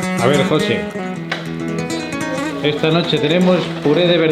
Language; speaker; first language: Spanish; native; Spanish